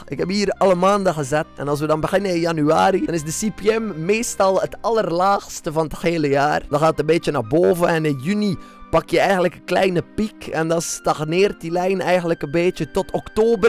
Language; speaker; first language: Dutch; native; Dutch